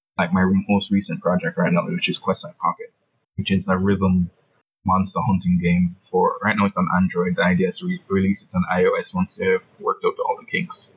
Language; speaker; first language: English; native; English